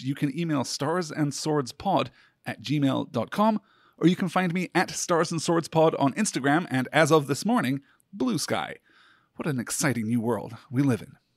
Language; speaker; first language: English; native; English